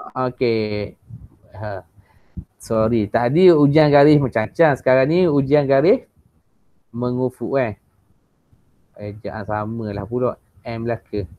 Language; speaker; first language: Malay; native; Malay